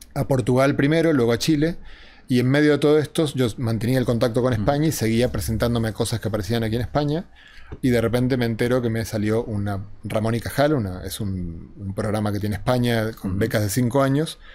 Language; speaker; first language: Spanish; native; Spanish